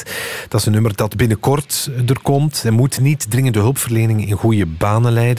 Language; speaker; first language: Dutch; native; Dutch